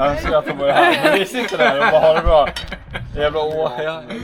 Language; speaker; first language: Swedish; native; Swedish